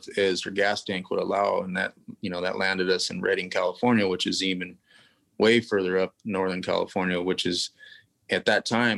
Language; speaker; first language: English; native; English